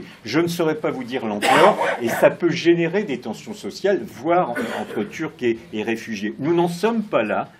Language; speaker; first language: French; native; French